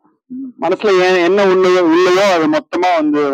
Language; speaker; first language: Telugu; non-native, local second language; Tamil